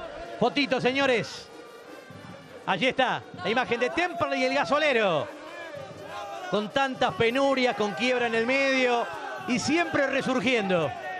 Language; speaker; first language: Spanish; native; Spanish